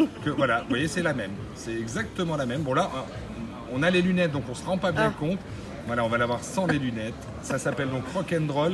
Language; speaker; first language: French; native; French